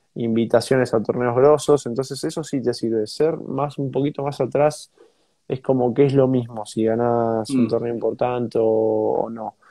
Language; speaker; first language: Spanish; native; Spanish